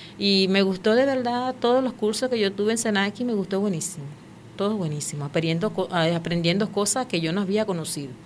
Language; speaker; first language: Spanish; non-native, local second language; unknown